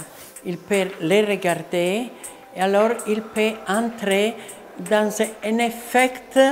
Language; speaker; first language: French; non-native, learner; Italian